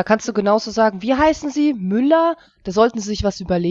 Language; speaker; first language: German; early bilingual, other home language; Russian